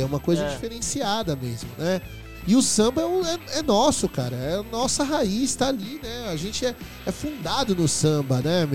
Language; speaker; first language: Portuguese; native; Portuguese